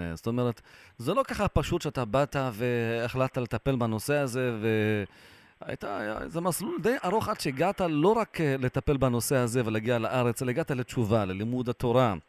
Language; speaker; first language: Hebrew; native; Hebrew